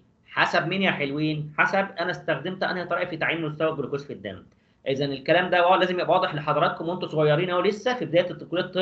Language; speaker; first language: Arabic; native; Arabic